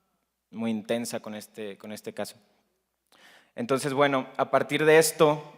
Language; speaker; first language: Spanish; native; Spanish